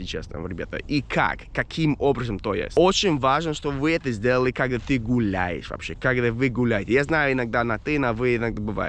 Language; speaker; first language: Russian; non-native, fluent; English